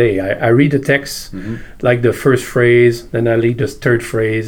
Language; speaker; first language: English; native; English